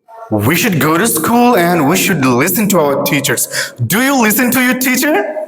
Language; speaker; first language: English; non-native, local second language; Bangla